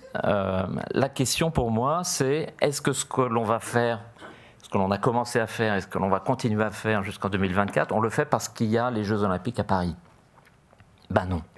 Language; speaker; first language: French; native; French